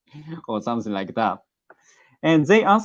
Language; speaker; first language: English; non-native, learner; Japanese